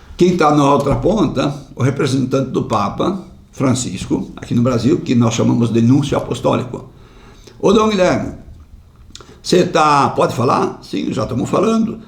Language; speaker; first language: Portuguese; non-native, local second language; German